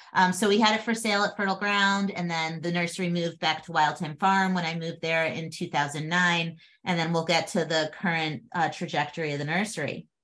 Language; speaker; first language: English; native; English